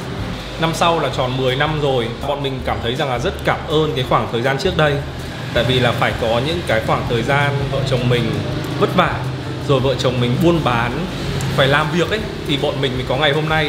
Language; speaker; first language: Vietnamese; native; Vietnamese